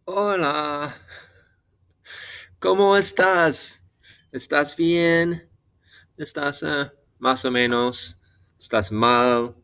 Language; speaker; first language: Spanish; non-native, fluent; English